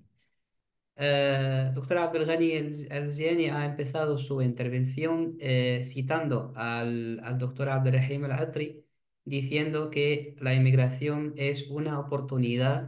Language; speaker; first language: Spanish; non-native, fluent; Arabic